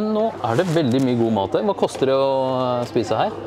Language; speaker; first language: Norwegian; native; Norwegian